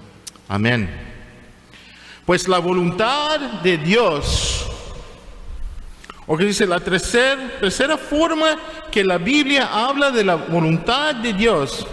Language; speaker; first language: Spanish; non-native, fluent; English